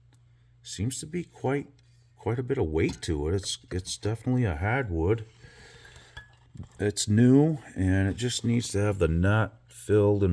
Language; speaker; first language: English; native; English